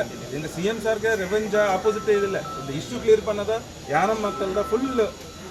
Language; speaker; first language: Tamil; non-native, local second language; Telugu